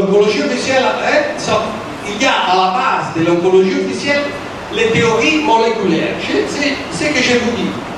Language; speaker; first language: French; non-native, fluent; Italian